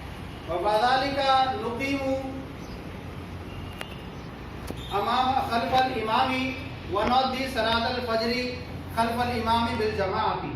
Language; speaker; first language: Arabic; non-native, fluent; Urdu